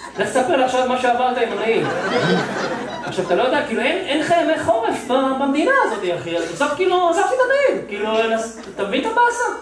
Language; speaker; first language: Hebrew; native; Hebrew